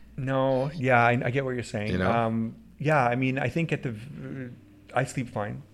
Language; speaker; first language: English; early bilingual, other home language; Persian